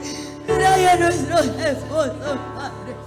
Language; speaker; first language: Spanish; native; Spanish